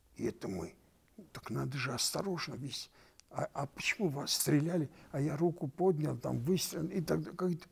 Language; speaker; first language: Russian; non-native, local second language; Armenian